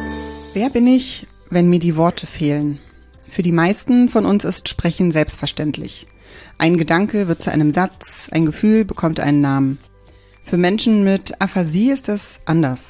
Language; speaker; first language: German; native; German